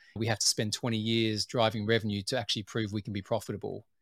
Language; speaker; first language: English; native; English